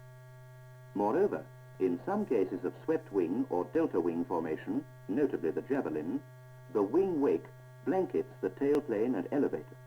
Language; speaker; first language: English; native; English